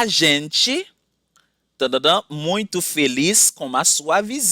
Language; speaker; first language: Portuguese; non-native, fluent; Haitian Creole